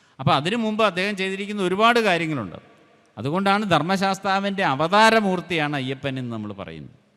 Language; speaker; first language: Malayalam; native; Malayalam